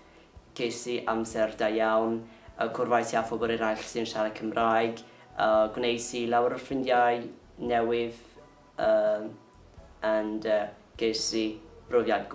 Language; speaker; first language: Welsh; non-native, learner; English